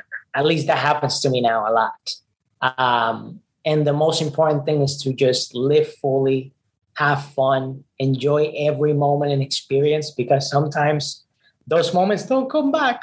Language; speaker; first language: English; non-native, fluent; Spanish